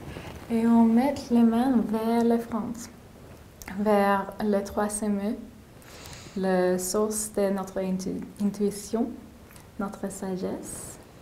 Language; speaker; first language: French; non-native, learner; English